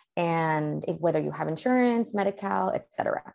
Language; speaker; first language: English; early bilingual, other home language; Spanish